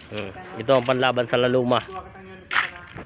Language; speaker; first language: Filipino; native; Filipino